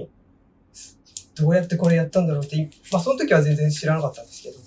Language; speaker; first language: Japanese; native; Japanese